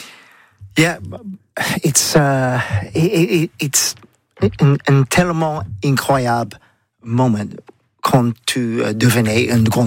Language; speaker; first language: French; non-native, learner; English